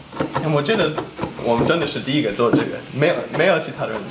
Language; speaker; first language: Chinese; non-native, fluent; English